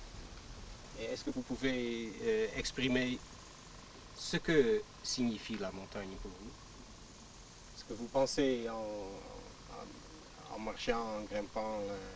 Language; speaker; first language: French; non-native, fluent; Dutch